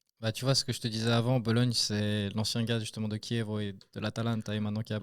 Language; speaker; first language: French; native; French